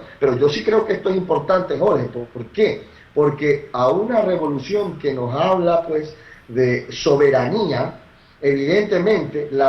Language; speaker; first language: Spanish; native; Spanish